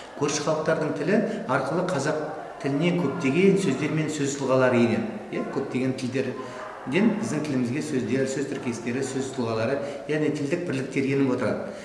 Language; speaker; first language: Kazakh; native; Kazakh